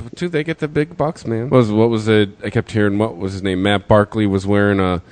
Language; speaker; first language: English; native; English